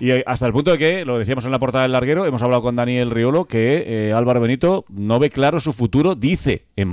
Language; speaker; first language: Spanish; native; Spanish